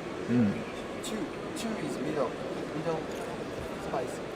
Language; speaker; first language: English; non-native, learner; Japanese